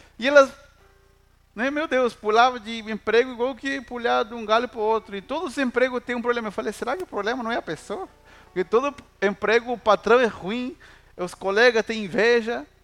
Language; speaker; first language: Portuguese; non-native, fluent; Spanish